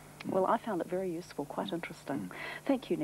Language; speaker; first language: English; native; English